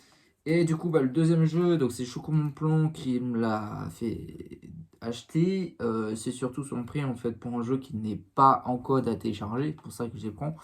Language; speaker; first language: French; native; French